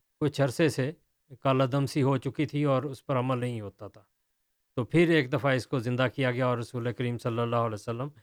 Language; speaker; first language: Urdu; native; Urdu